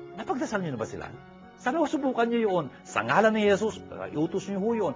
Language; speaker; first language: Filipino; native; Filipino